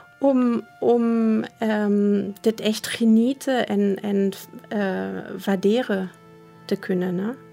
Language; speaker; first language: Dutch; non-native, fluent; German